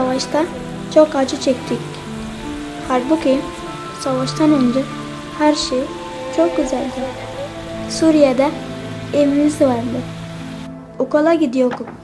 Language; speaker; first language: Turkish; early bilingual, other home language; Arabic